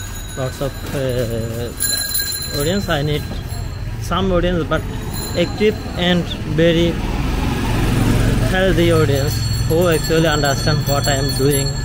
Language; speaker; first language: English; non-native, learner; Bangla